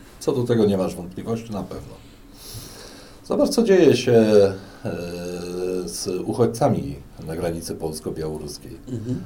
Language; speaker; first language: Polish; native; Polish